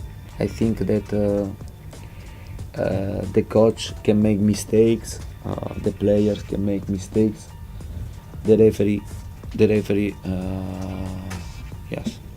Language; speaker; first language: English; non-native, fluent; Italian